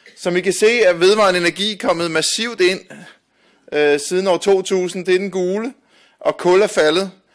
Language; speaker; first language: Danish; native; Danish